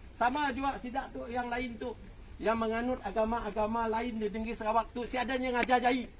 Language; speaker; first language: Malay; native; Malay